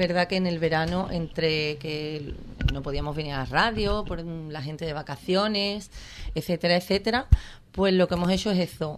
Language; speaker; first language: Spanish; native; Spanish